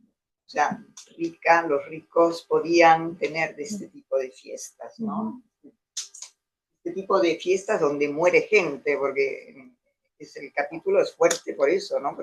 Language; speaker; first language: Spanish; non-native, fluent; Italian